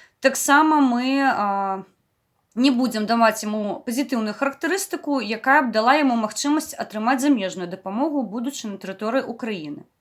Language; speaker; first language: Belarusian; non-native, local second language; Russian